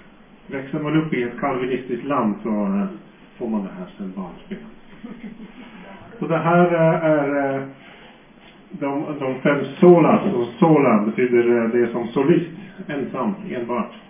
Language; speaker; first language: Swedish; non-native, fluent; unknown